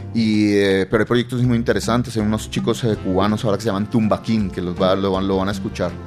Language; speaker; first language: Spanish; native; Spanish